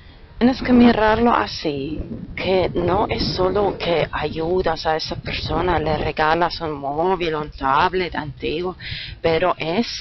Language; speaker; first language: Spanish; non-native, learner; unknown